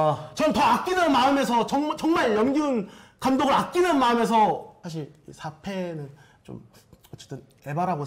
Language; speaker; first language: Korean; native; Korean